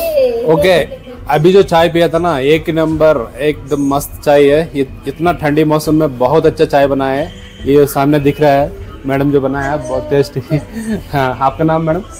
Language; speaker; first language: Hindi; non-native, local second language; Telugu